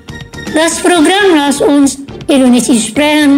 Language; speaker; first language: German; non-native, fluent; Indonesian